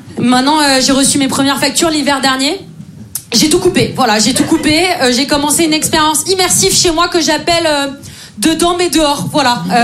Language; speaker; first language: French; native; French